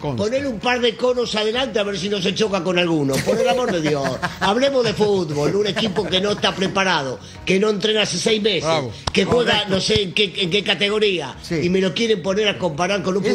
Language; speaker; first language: Spanish; native; Spanish